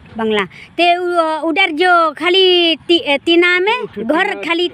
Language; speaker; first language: Hindi; non-native, local second language; Khasi